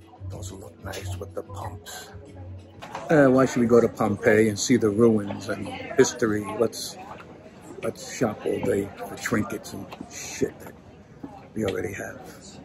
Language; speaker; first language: English; native; English